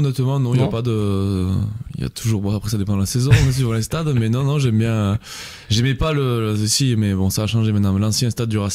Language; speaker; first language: French; native; French